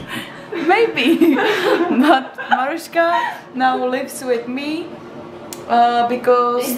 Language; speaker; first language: English; non-native, learner; Czech